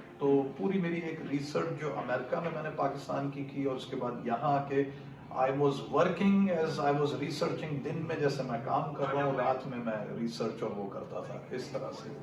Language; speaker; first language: Urdu; native; Urdu